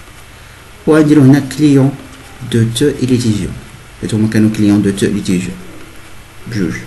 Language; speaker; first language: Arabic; native; Arabic